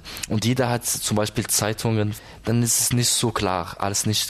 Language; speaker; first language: German; non-native, learner; Arabic